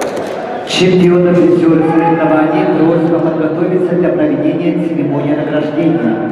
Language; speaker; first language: Russian; native; Russian